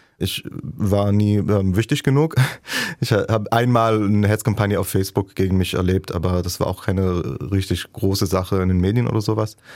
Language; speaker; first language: German; non-native, fluent; Hebrew